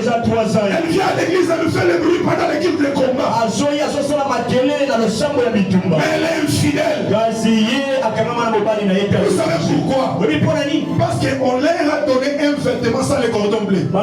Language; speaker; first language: French; non-native, local second language; Lingala